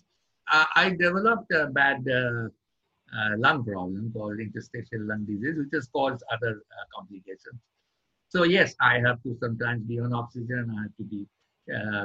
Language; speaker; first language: English; non-native, local second language; Bangla